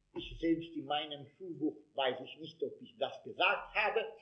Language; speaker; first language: German; non-native, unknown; Italian